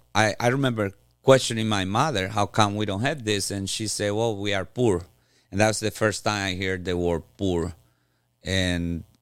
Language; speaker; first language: English; non-native, fluent; Spanish